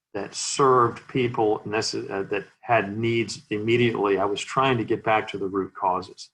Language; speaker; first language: English; native; English